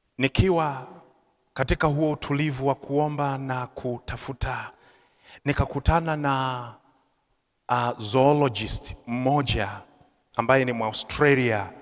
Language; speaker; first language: Swahili; native; Swahili